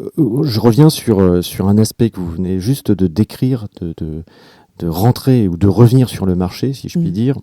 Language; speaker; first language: French; native; French